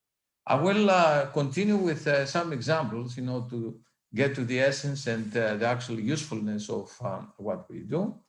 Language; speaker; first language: English; non-native, fluent; Greek